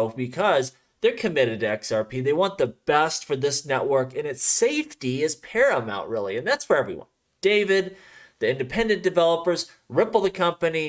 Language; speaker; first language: English; native; English